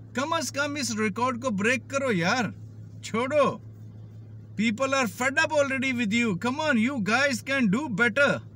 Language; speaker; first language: Urdu; native; Urdu